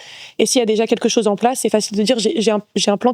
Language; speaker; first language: French; native; French